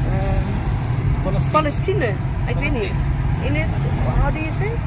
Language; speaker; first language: English; non-native, fluent; Dutch